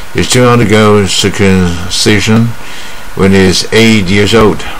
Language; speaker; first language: English; non-native, fluent; Chinese